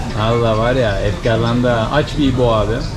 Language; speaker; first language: Turkish; native; Turkish